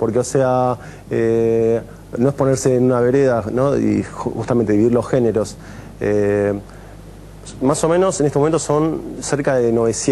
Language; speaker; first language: Spanish; native; Spanish